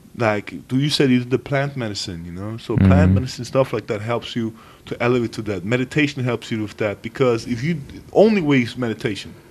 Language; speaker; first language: English; non-native, fluent; German